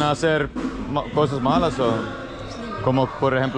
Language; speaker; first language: Spanish; non-native, learner; Finnish